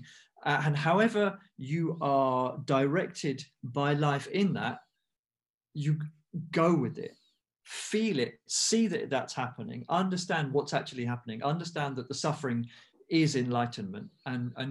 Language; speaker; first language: English; native; English